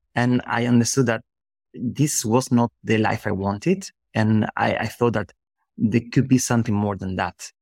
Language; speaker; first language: English; non-native, fluent; Spanish